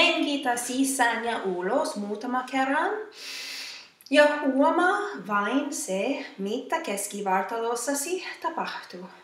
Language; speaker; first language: Finnish; non-native, fluent; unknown